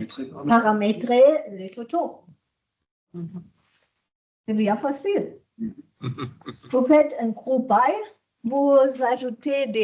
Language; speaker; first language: French; non-native, fluent; German